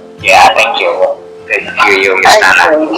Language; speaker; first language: English; non-native, learner; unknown